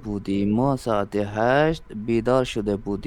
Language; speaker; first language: Persian; non-native, learner; Urdu